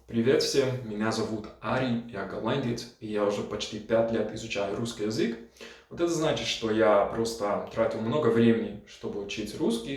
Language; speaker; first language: Russian; non-native, fluent; Dutch